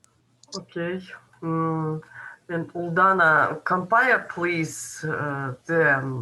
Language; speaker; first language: English; non-native, learner; Kazakh